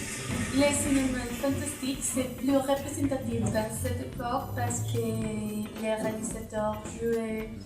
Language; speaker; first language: French; non-native, learner; Spanish